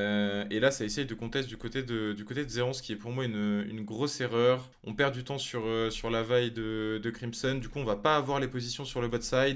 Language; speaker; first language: French; native; French